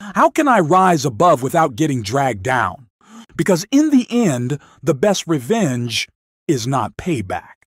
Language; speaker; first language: English; non-native, local second language; Filipino